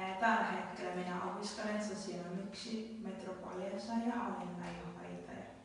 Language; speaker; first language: Finnish; early bilingual, other home language; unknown